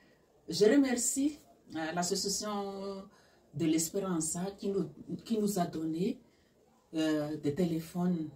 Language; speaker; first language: French; non-native, local second language; Malagasy